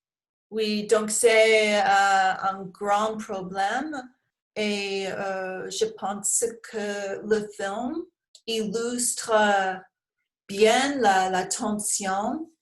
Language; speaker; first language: French; non-native, learner; English